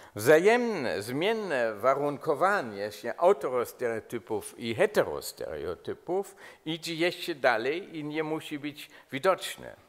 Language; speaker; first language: Polish; non-native, fluent; German